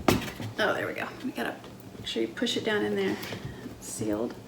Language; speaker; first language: English; native; English